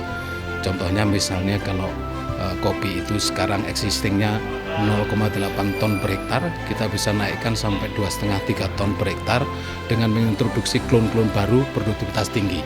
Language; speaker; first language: Indonesian; native; Indonesian